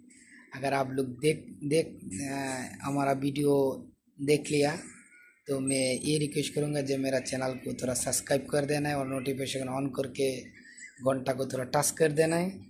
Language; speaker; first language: Hindi; non-native, learner; Bangla